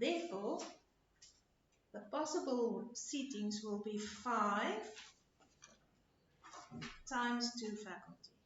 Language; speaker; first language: English; non-native, local second language; Afrikaans